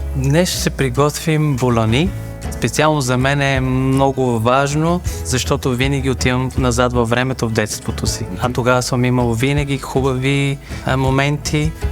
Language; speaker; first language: Bulgarian; early bilingual, other home language; Persian